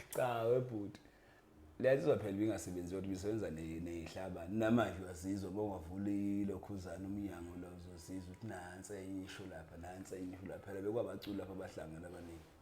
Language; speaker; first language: Zulu; native; Zulu